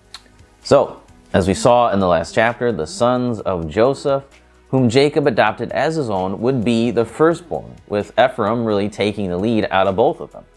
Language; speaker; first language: English; native; English